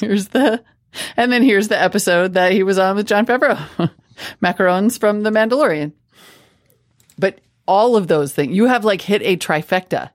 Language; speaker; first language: English; native; English